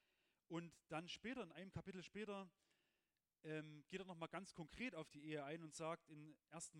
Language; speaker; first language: German; native; German